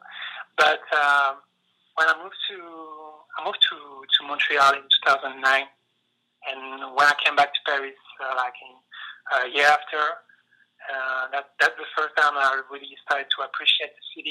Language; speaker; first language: English; non-native, fluent; French